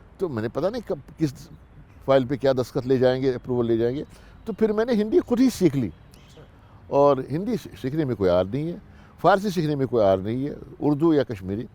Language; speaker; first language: Urdu; non-native, local second language; Kashmiri